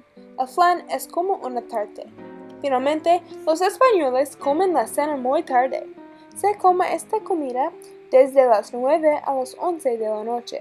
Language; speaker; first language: Spanish; non-native, learner; English